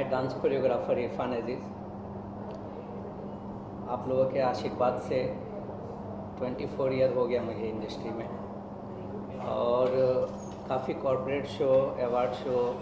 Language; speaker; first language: Hindi; native; Hindi